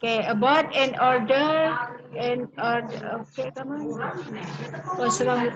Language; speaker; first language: English; non-native, learner; Indonesian